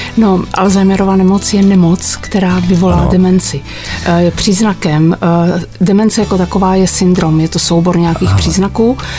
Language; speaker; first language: Czech; native; Czech